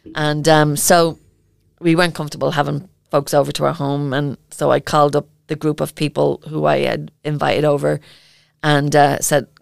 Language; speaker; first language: English; native; English